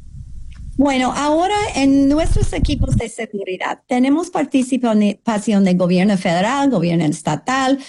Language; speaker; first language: Spanish; non-native, fluent; English